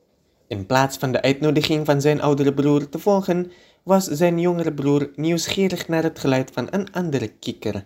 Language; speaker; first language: Dutch; non-native, fluent; Indonesian